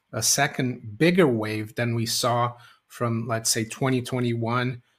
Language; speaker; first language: English; non-native, fluent; Portuguese